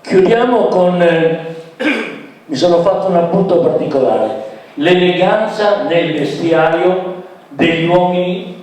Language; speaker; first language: Italian; native; Italian